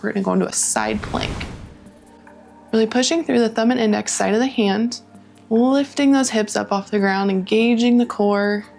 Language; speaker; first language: English; native; English